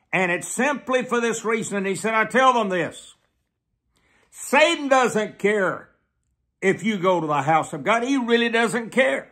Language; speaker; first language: English; native; English